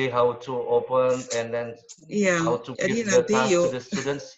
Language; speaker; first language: English; non-native, learner; Indonesian